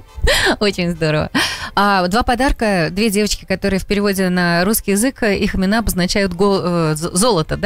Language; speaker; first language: Russian; native; Russian